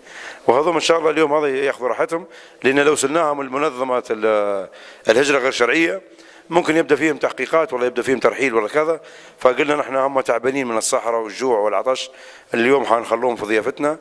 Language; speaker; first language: Arabic; native; Arabic